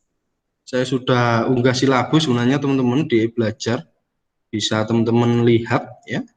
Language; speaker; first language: Indonesian; native; Indonesian